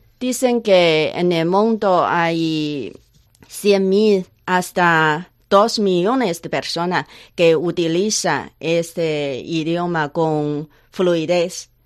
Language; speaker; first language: Spanish; non-native, learner; Chinese